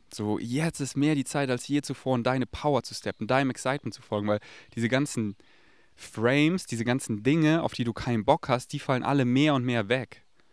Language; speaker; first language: German; native; German